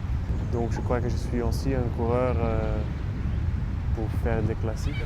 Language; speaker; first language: French; non-native, learner; Dutch